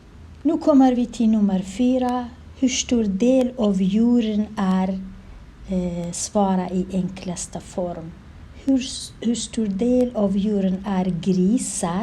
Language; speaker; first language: Swedish; non-native, learner; Kurdish